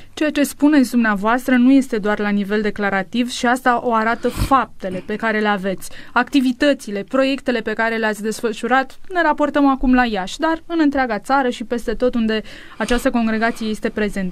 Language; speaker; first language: Romanian; native; Romanian